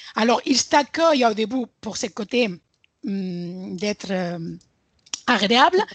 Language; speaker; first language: French; non-native, fluent; Spanish